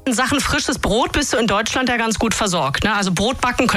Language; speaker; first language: German; native; German